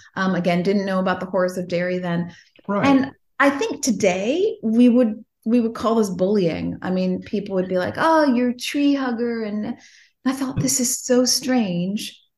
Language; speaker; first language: English; native; English